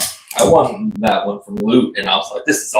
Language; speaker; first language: English; native; English